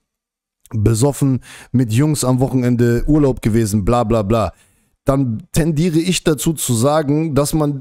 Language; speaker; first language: German; native; German